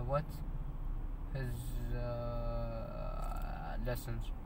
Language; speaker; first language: English; non-native, learner; Arabic